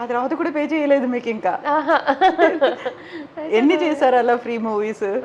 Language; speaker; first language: Telugu; native; Telugu